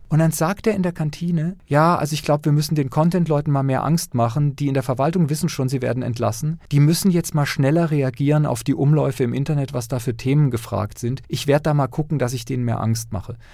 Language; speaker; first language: German; native; German